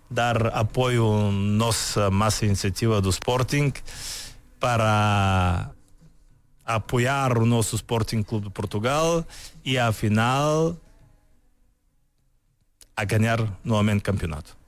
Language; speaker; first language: Portuguese; non-native, learner; Bulgarian